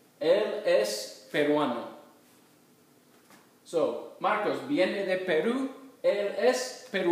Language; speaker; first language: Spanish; non-native, fluent; English